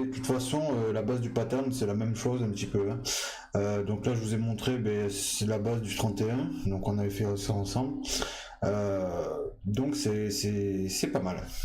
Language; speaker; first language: French; native; French